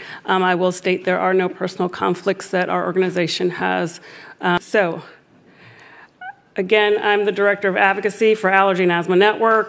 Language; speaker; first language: English; native; English